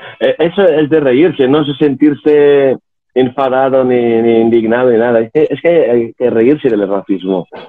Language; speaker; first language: Spanish; non-native, fluent; Arabic